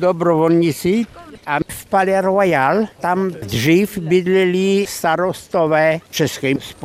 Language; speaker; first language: Czech; early bilingual, heritage; Czech